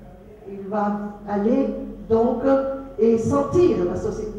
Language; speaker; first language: French; non-native, local second language; Arabic